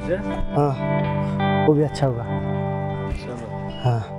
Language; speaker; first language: Hindi; non-native, learner; Bangla